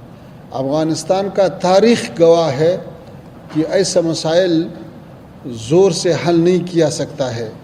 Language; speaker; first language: Hindi; non-native, fluent; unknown